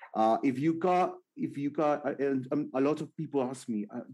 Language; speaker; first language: English; non-native, fluent; Spanish